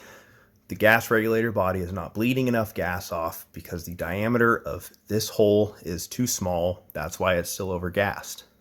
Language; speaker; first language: English; native; English